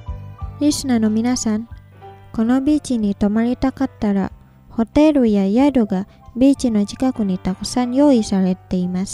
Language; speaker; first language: Japanese; non-native, fluent; Indonesian